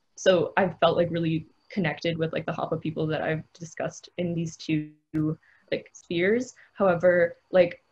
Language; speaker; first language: English; native; English